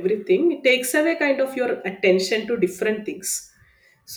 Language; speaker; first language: English; non-native, local second language; Malayalam